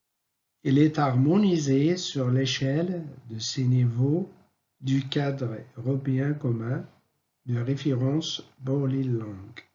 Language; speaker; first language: French; non-native, fluent; Arabic